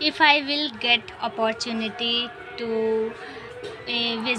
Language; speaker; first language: English; non-native, learner; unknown